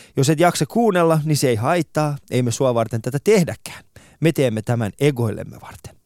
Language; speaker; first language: Finnish; non-native, fluent; Persian